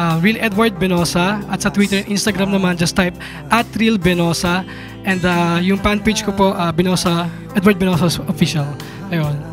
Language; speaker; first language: Filipino; native; Filipino